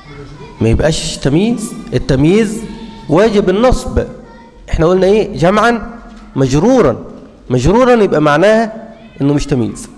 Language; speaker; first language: Arabic; native; Arabic